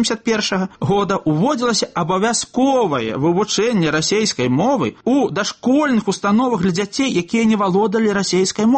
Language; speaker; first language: Belarusian; native; Belarusian